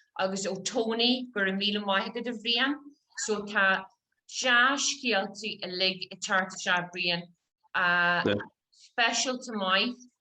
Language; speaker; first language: Irish; native; Irish